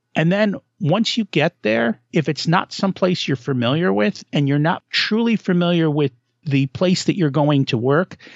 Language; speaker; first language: English; native; English